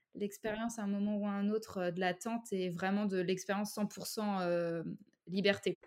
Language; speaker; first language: French; native; French